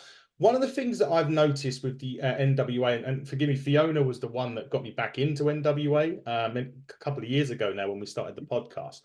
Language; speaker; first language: English; native; English